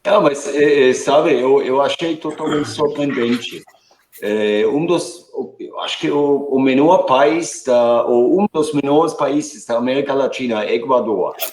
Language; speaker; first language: Portuguese; non-native, fluent; German